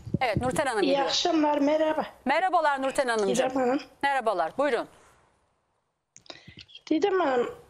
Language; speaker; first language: Turkish; native; Turkish